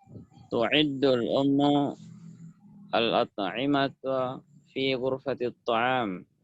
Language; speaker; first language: Arabic; non-native, learner; Indonesian